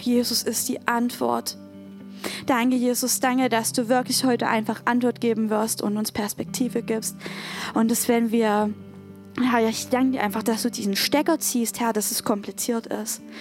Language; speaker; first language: German; native; German